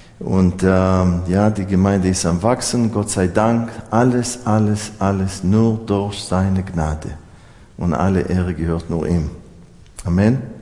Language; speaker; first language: German; non-native, fluent; Hebrew